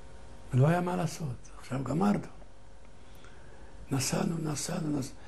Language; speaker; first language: Hebrew; non-native, fluent; Ladino